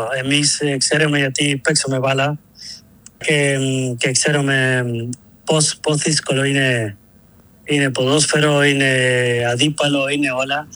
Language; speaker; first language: Greek; non-native, learner; Spanish